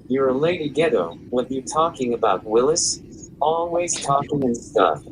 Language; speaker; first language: English; native; English